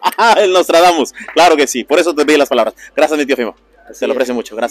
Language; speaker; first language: Spanish; native; Spanish